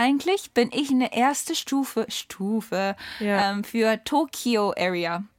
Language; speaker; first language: German; non-native, learner; Japanese